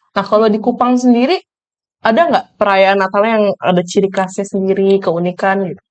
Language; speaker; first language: Indonesian; native; Indonesian